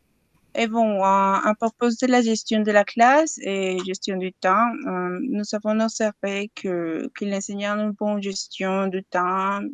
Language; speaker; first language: French; non-native, learner; Spanish